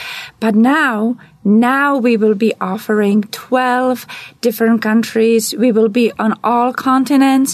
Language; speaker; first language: English; non-native, fluent; Czech